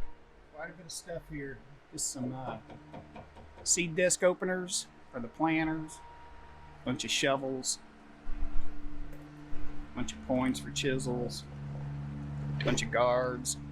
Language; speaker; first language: English; native; English